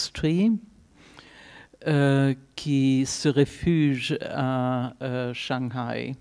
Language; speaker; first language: French; non-native, fluent; German